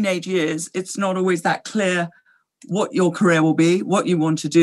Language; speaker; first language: English; native; English